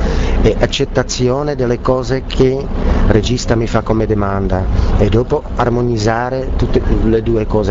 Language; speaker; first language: Italian; non-native, learner; Czech